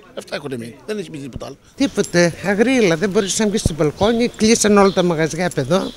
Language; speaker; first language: Greek; native; Greek